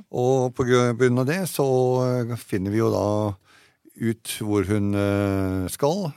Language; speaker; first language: Norwegian; native; Norwegian